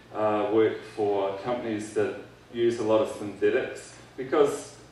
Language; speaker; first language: English; native; English